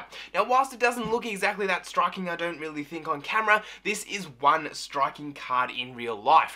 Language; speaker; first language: English; native; English